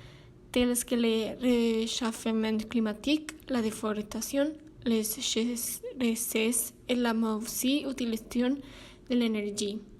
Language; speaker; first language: French; non-native, learner; Spanish